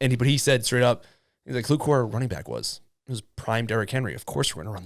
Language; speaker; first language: English; native; English